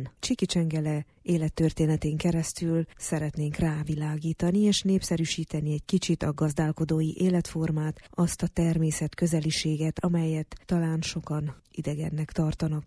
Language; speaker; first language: Hungarian; native; Hungarian